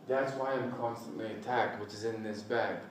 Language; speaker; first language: English; native; English